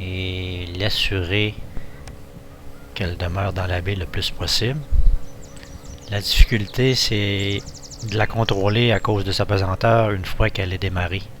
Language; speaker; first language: French; native; French